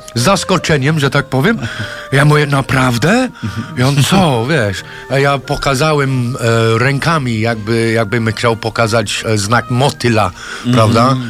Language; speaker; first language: Polish; non-native, fluent; English